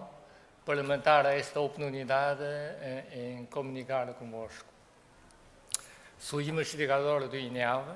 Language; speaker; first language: Portuguese; non-native, fluent; Chinese